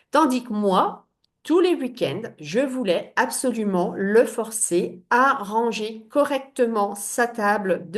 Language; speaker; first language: French; native; French